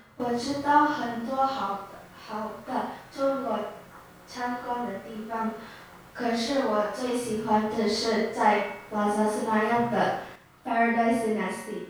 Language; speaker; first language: Chinese; non-native, learner; Indonesian